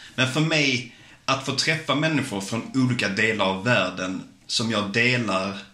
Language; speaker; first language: Swedish; native; Swedish